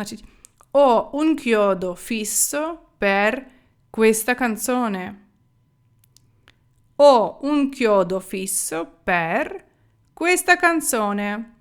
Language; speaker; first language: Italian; non-native, fluent; Ukrainian